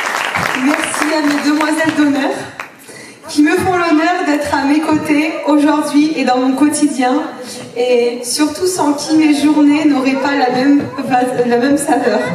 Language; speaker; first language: French; native; French